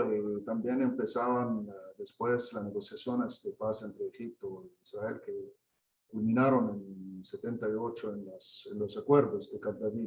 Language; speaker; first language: Spanish; non-native, fluent; Arabic